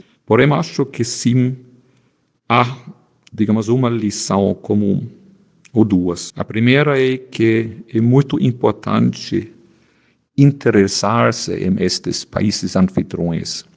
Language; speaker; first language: Portuguese; non-native, fluent; German